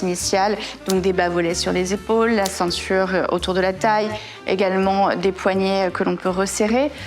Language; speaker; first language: French; native; French